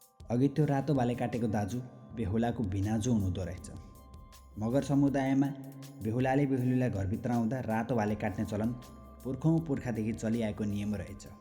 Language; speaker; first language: Nepali; native; Nepali